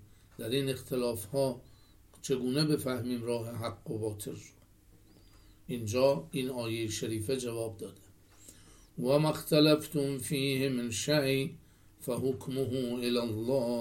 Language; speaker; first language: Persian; native; Persian